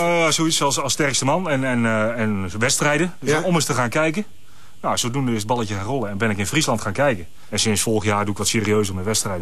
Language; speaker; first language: Dutch; native; Dutch